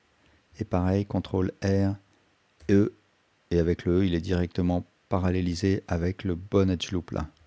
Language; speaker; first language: French; native; French